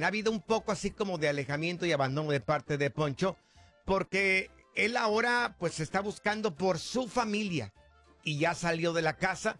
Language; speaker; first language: Spanish; native; Spanish